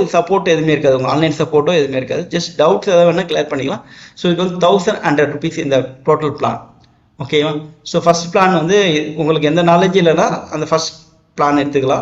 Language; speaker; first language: Tamil; native; Tamil